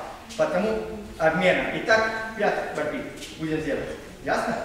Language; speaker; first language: Russian; non-native, learner; Serbian